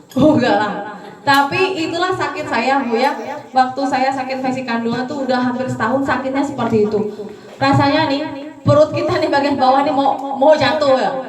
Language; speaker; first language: Indonesian; non-native, local second language; Madurese